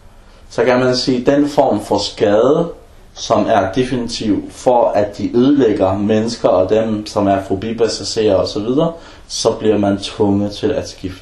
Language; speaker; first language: Danish; non-native, fluent; Arabic